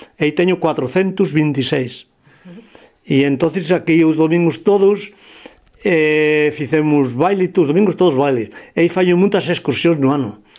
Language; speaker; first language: Galician; native; Galician